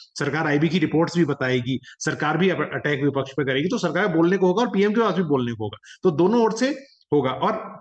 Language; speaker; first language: Hindi; native; Hindi